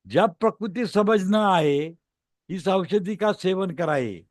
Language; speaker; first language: Hindi; non-native, local second language; Marathi